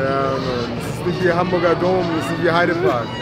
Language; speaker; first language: German; native; German